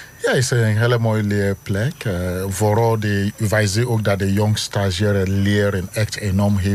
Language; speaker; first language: Dutch; non-native, learner; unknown